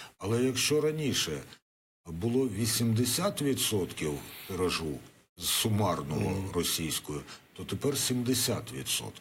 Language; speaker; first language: Ukrainian; non-native, local second language; Russian